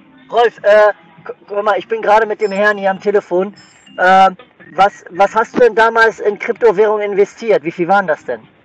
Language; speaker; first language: German; native; German